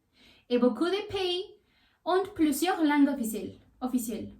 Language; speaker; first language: French; non-native, learner; Spanish